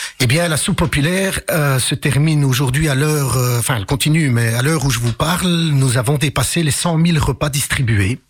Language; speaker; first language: French; early bilingual, other home language; Arabic